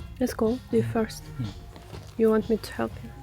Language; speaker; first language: English; non-native, learner; Ukrainian